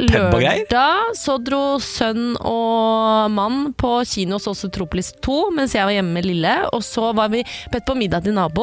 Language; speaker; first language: Norwegian; native; Norwegian